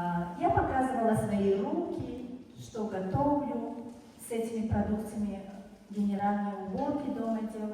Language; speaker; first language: Russian; non-native, fluent; Tajik